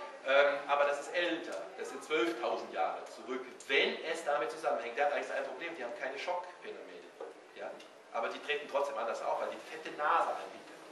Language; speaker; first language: German; native; German